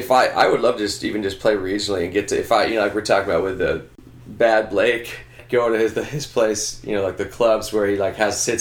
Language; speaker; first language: English; native; English